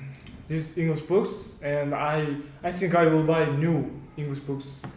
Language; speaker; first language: English; non-native, learner; Kazakh